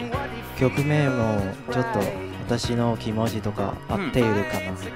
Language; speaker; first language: Japanese; non-native, fluent; Chinese